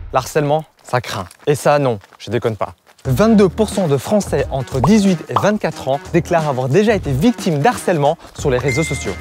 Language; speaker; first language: French; early bilingual, other home language; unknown